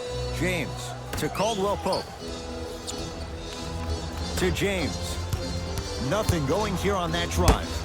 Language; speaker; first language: English; native; English